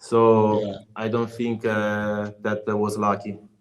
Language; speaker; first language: English; non-native, learner; Italian